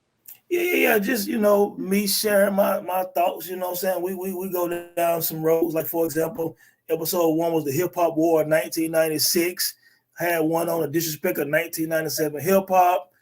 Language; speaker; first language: English; native; English